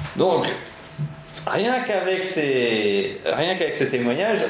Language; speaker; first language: French; native; French